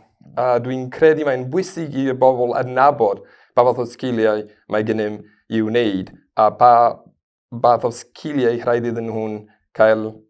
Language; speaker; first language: Welsh; non-native, learner; Spanish